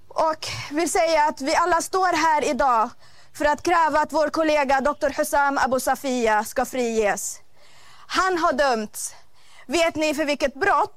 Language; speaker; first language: Swedish; non-native, fluent; Arabic